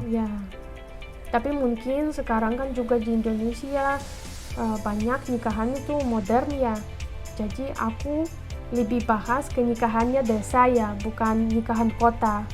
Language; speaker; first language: Indonesian; non-native, fluent; Russian